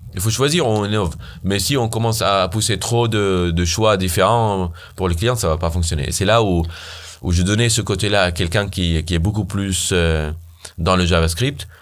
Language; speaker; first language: French; non-native, fluent; Arabic